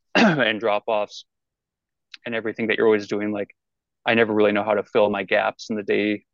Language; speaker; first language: English; native; English